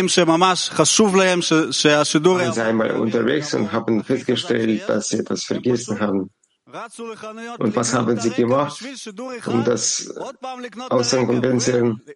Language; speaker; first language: German; non-native, learner; Hebrew